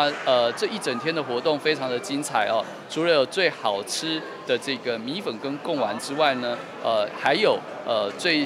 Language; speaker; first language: Chinese; native; Chinese